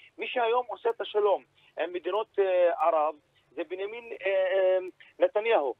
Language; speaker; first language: Hebrew; native; Hebrew